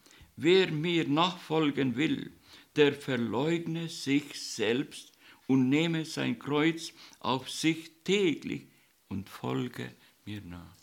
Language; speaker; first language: German; non-native, learner; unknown